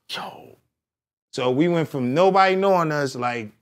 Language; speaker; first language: English; native; English